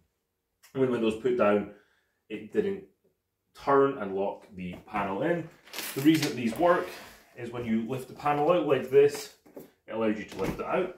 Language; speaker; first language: English; native; English